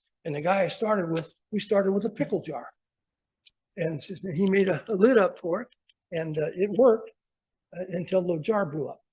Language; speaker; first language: English; native; English